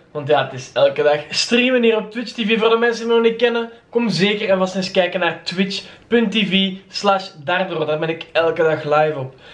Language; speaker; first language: Dutch; native; Dutch